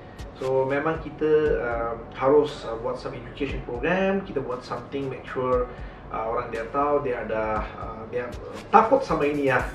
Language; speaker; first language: Indonesian; non-native, learner; Malay